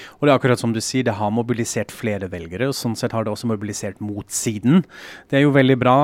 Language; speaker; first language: Norwegian; non-native, fluent; German